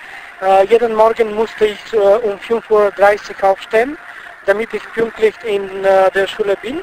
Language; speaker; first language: German; non-native, fluent; Bulgarian